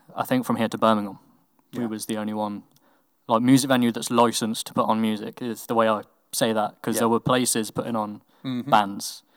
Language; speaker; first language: English; native; English